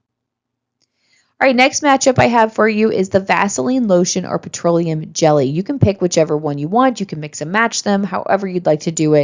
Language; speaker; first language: English; native; English